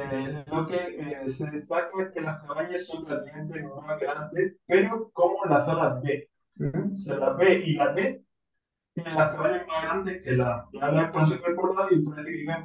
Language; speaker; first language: Spanish; native; Spanish